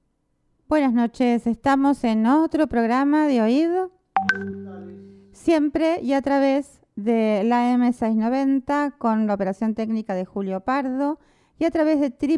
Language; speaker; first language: Spanish; native; Spanish